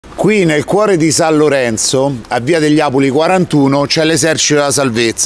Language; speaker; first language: Italian; native; Italian